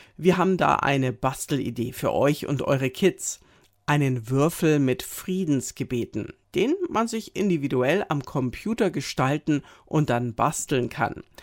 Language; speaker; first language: German; native; German